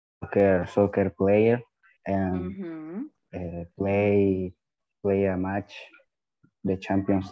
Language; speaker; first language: English; non-native, learner; Spanish